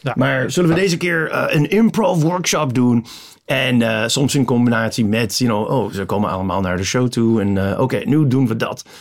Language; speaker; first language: Dutch; non-native, fluent; English